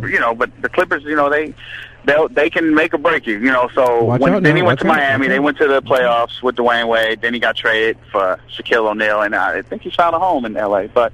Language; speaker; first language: English; native; English